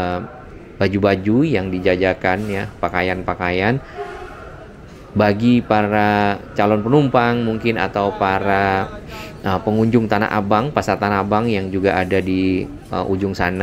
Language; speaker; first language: Indonesian; native; Indonesian